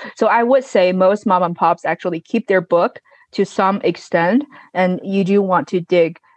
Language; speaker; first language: English; non-native, fluent; Chinese